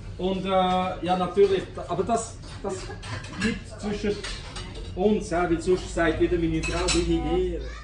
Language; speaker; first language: German; non-native, local second language; French